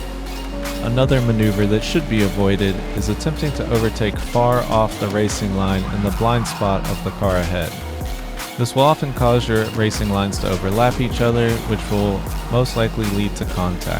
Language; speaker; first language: English; native; English